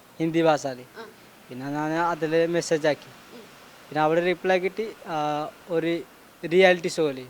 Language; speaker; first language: Malayalam; non-native, learner; Odia